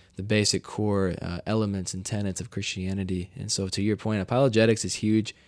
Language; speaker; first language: English; native; English